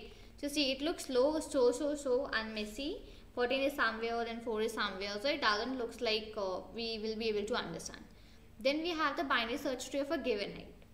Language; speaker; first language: English; non-native, local second language; Hindi